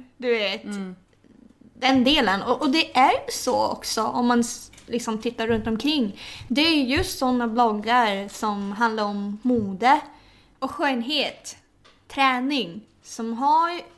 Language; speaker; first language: Swedish; early bilingual, other home language; Thai